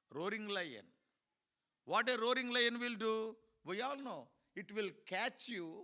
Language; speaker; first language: English; non-native, local second language; Telugu